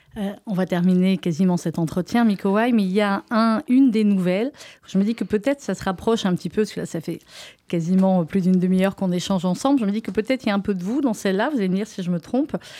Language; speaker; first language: French; native; French